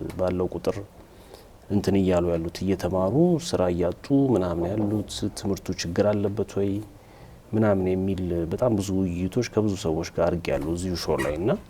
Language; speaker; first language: Amharic; native; Amharic